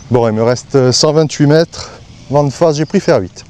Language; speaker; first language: French; native; French